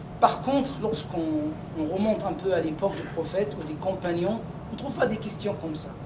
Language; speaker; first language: French; non-native, fluent; Arabic